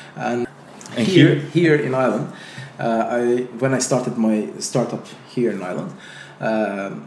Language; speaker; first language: English; non-native, fluent; Azerbaijani